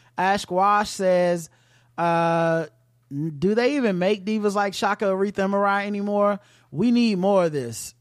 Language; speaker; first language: English; native; English